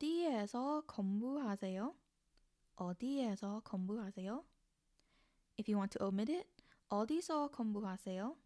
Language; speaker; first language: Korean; non-native, learner; English